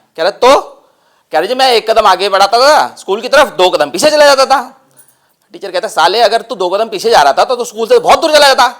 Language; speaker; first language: Hindi; non-native, local second language; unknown